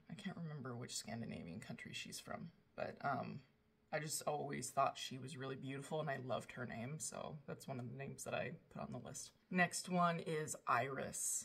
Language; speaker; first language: English; native; English